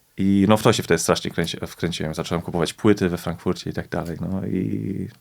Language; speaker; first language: Polish; early bilingual, heritage; Polish